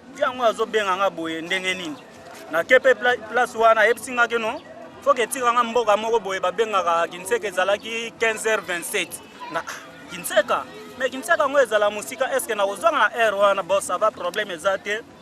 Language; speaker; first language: Lingala; non-native, local second language; Kongo